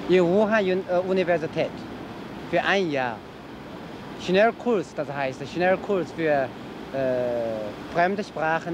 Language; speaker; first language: German; non-native, learner; Chinese